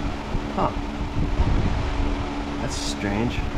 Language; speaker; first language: English; native; English